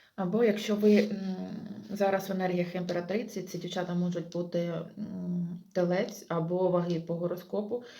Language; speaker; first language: Ukrainian; non-native, local second language; Russian